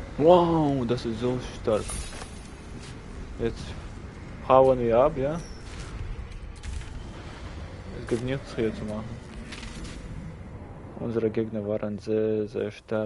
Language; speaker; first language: German; non-native, learner; Russian